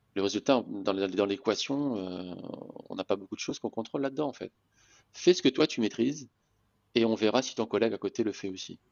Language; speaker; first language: French; native; French